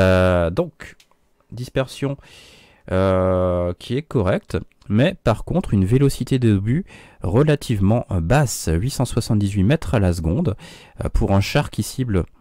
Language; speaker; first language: French; native; French